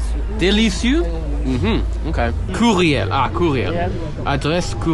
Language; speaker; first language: French; non-native, learner; English